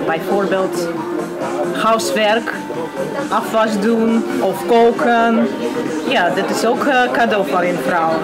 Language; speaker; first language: Dutch; non-native, fluent; Russian